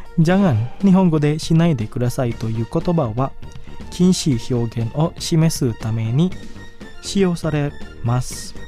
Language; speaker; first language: Japanese; non-native, fluent; Indonesian